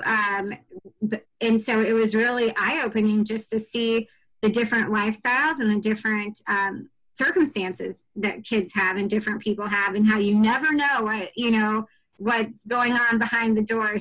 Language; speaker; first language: English; native; English